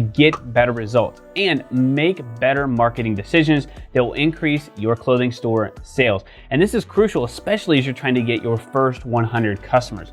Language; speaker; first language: English; native; English